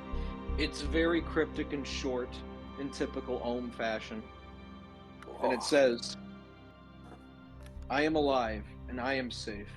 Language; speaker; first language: English; native; English